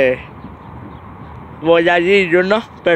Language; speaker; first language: Spanish; early bilingual, heritage; English